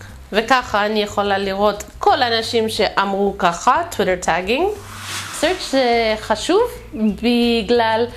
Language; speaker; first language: Hebrew; non-native, fluent; English